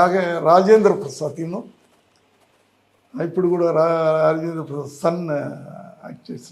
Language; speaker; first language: Telugu; non-native, learner; Tamil